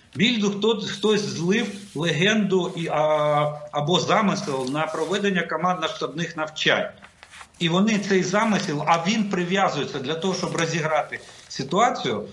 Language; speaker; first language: Ukrainian; non-native, local second language; Russian